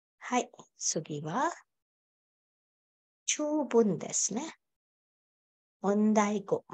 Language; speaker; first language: Japanese; non-native, fluent; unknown